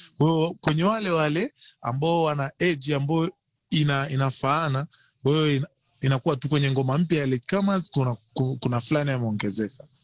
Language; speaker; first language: Swahili; native; Swahili